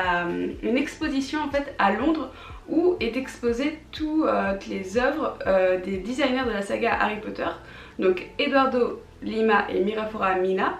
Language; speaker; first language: French; native; French